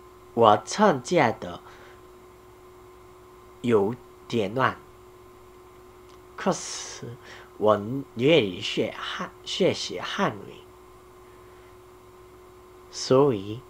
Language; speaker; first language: Chinese; non-native, learner; Korean